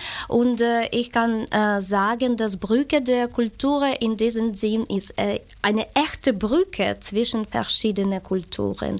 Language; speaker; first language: German; non-native, fluent; Ukrainian